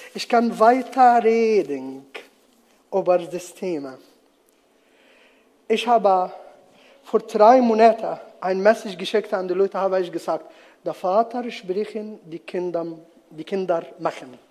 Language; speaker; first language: German; non-native, learner; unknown